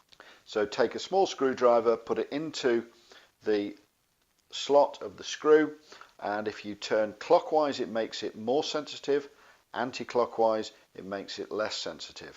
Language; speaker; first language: English; native; English